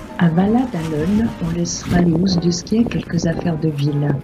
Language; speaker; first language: French; native; French